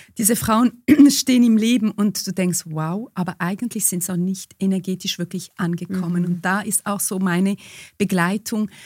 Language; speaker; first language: German; early bilingual, other home language; Romanian